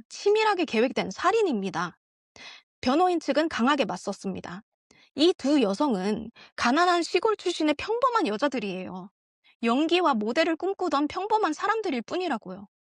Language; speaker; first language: Korean; early bilingual, heritage; Korean